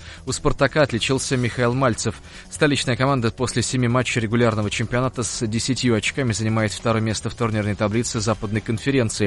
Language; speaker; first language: Russian; native; Russian